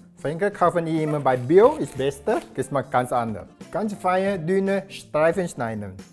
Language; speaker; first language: German; non-native, learner; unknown